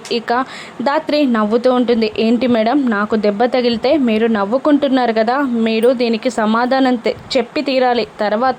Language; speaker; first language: Telugu; native; Telugu